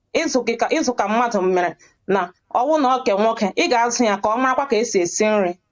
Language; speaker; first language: Igbo; early bilingual, heritage; Igbo